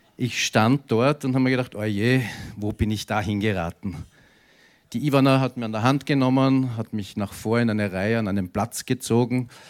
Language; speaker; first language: German; native; German